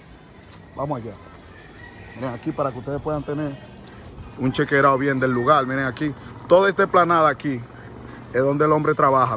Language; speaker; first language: Spanish; native; Spanish